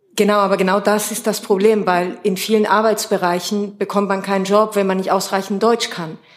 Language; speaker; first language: German; non-native, fluent; Spanish